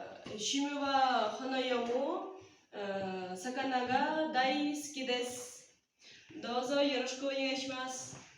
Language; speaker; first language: Japanese; non-native, learner; Kyrgyz